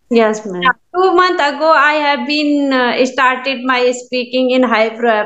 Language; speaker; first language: English; non-native, learner; Hindi